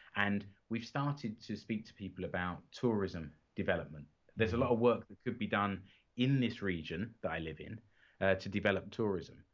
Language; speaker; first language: English; native; English